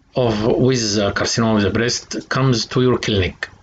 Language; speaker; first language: English; non-native, fluent; Arabic